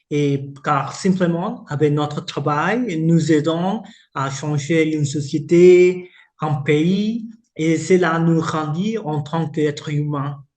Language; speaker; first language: French; non-native, fluent; Spanish